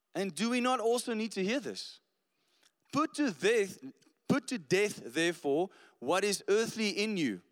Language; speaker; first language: English; non-native, local second language; Afrikaans